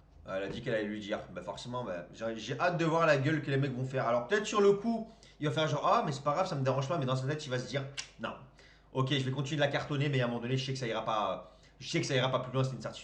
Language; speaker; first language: French; native; French